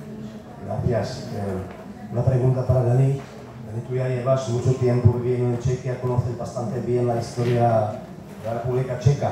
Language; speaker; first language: Spanish; non-native, fluent; Czech